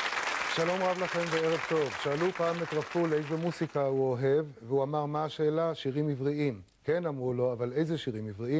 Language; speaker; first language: Hebrew; native; Hebrew